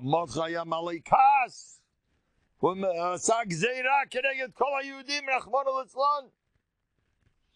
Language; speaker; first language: Hebrew; non-native, fluent; English